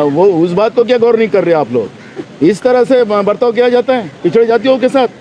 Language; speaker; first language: Hindi; non-native, local second language; Marathi